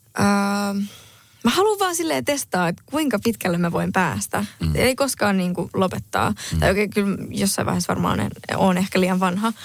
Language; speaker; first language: Finnish; early bilingual, heritage; Spanish